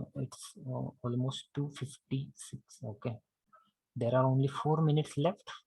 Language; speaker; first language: English; non-native, local second language; Marathi